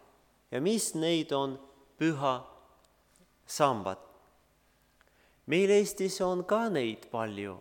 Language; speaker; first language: Estonian; non-native, learner; Russian